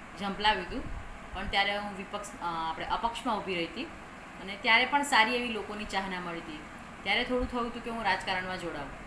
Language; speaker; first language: Gujarati; non-native, local second language; Rathawi